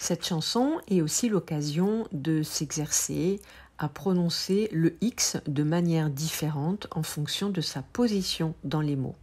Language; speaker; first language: French; native; French